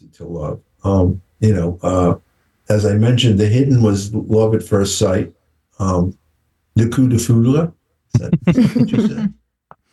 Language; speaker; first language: French; non-native, learner; English